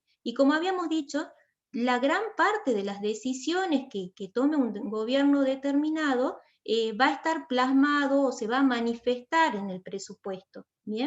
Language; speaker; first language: Spanish; native; Spanish